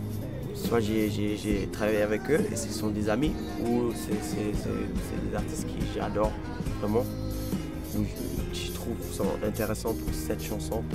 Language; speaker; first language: French; non-native, fluent; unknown